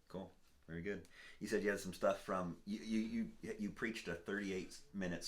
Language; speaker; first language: English; native; English